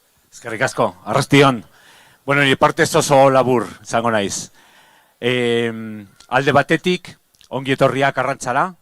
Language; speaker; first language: Basque; non-native, local second language; Spanish